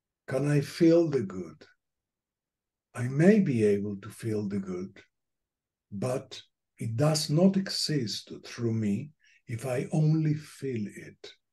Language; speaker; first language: English; non-native, fluent; Spanish